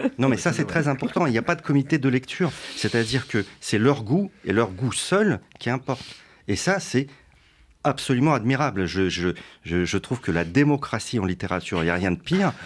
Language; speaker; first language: French; early bilingual, other home language; Russian